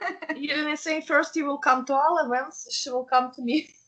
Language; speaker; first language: English; non-native, fluent; Russian